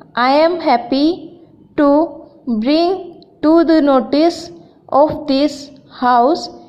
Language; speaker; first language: English; non-native, local second language; Hindi